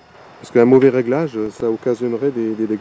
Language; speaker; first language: French; native; French